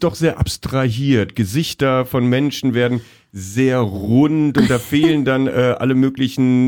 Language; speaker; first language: German; native; German